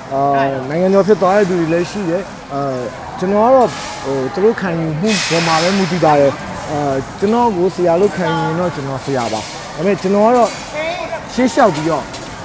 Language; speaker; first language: Burmese; native; Burmese